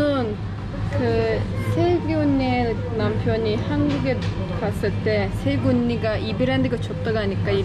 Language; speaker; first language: Korean; non-native, learner; Turkish